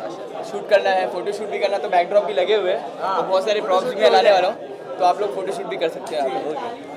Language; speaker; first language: Hindi; native; Hindi